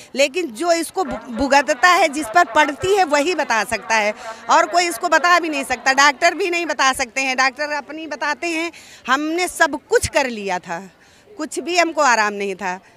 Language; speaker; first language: Hindi; native; Hindi